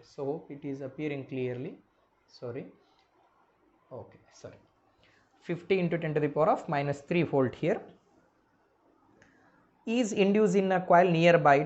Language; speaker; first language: English; non-native, local second language; Kannada